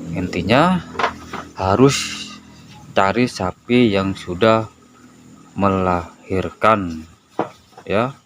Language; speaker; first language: Indonesian; native; Indonesian